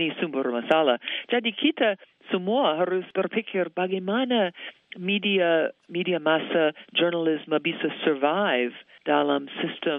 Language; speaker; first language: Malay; non-native, fluent; English